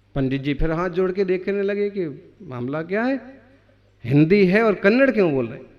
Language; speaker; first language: Hindi; native; Hindi